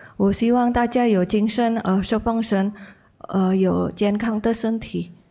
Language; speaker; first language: Chinese; non-native, learner; Indonesian